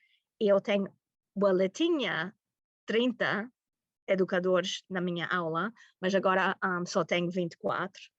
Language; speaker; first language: Portuguese; early bilingual, heritage; Portuguese